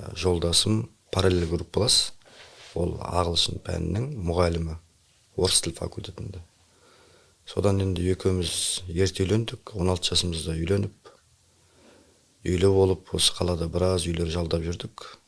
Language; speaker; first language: Kazakh; native; Kazakh